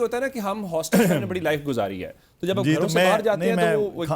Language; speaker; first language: Urdu; native; Urdu